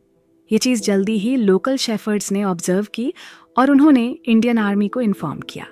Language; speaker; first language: Hindi; native; Hindi